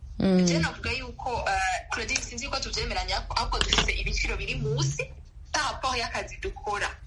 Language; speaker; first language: Rundi; native; Rundi